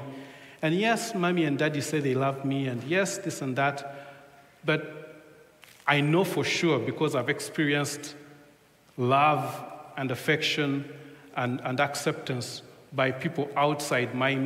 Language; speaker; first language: English; non-native, local second language; Ganda